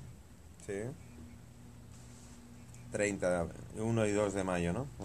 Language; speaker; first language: Spanish; native; Spanish